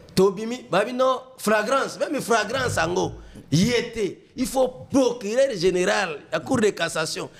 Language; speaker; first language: French; non-native, local second language; Lingala